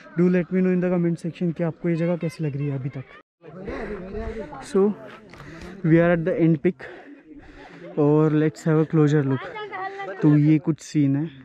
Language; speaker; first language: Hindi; non-native, local second language; Marathi